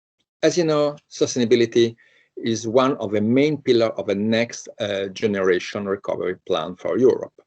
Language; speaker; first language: English; non-native, fluent; Italian